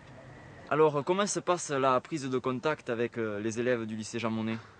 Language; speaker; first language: French; native; French